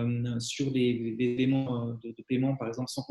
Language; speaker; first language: French; native; French